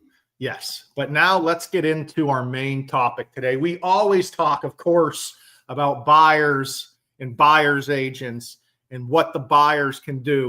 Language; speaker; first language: English; native; English